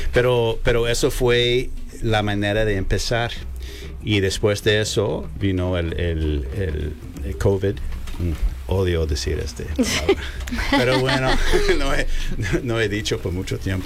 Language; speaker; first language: Spanish; non-native, fluent; English